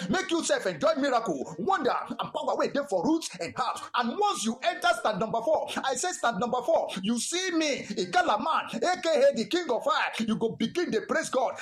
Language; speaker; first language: Nigerian Pidgin; non-native, local second language; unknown